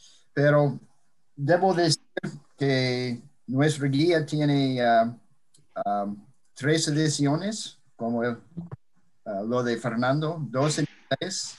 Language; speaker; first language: Spanish; non-native, fluent; English